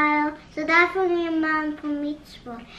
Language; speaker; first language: Swedish; early bilingual, other home language; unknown